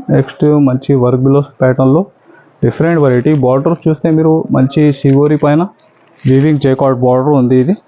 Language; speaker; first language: Telugu; non-native, local second language; Urdu